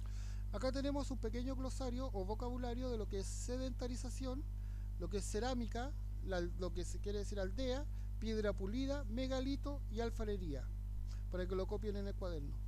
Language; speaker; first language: Spanish; native; Spanish